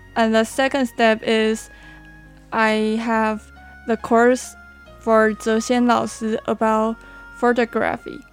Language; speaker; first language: English; non-native, learner; Chinese